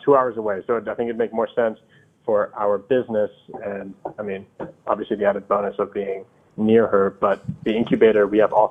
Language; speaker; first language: English; native; English